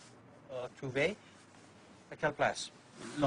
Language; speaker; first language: French; non-native, learner; English